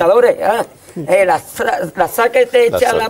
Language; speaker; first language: Spanish; native; Spanish